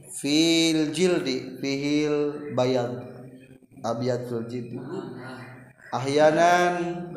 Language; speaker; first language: Arabic; non-native, learner; Indonesian